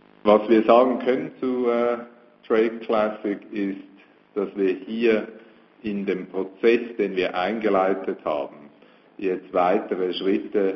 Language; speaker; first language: German; native; German